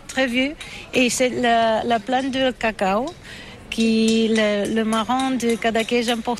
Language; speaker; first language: French; non-native, learner; Catalan